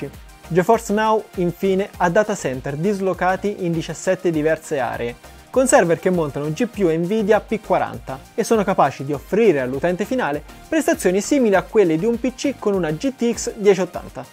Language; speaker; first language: Italian; native; Italian